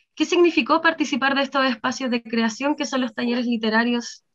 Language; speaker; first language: Spanish; native; Spanish